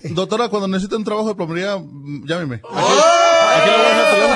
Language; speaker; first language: Spanish; native; Spanish